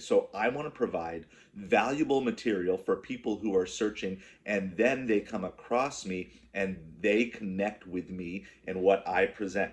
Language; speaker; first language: English; native; English